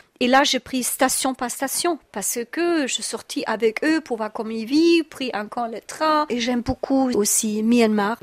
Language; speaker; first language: French; non-native, fluent; German